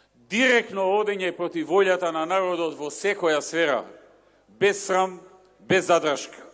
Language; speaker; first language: Macedonian; native; Macedonian